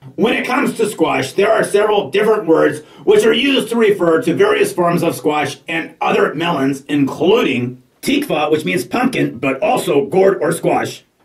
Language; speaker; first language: English; native; English